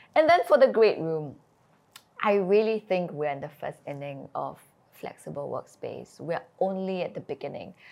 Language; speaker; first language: English; native; English